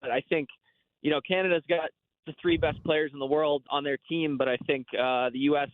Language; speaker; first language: English; native; English